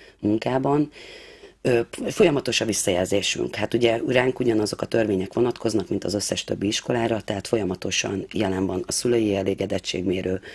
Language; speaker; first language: Hungarian; native; Hungarian